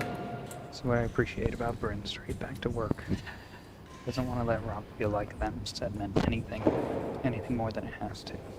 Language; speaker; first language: English; native; English